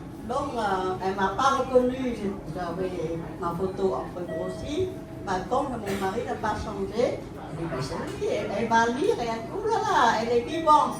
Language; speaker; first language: French; non-native, fluent; Khmer